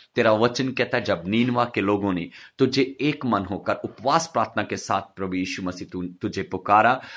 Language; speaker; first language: Hindi; non-native, local second language; Punjabi